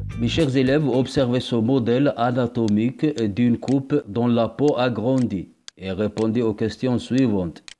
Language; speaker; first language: French; non-native, local second language; Arabic